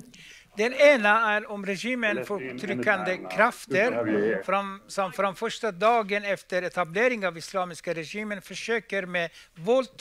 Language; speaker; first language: Swedish; non-native, fluent; Persian